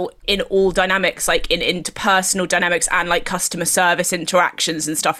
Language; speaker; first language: English; native; English